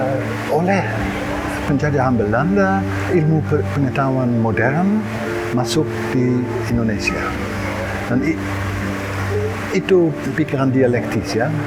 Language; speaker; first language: Indonesian; non-native, fluent; Dutch